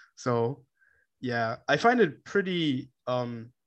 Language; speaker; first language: English; non-native, fluent; Korean